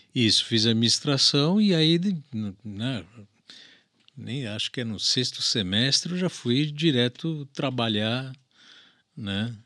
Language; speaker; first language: Portuguese; early bilingual, other home language; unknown